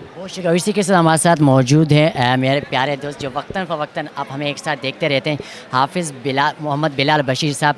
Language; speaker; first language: Urdu; native; Urdu